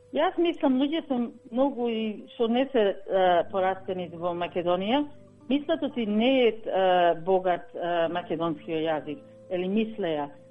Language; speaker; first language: Macedonian; early bilingual, heritage; Macedonian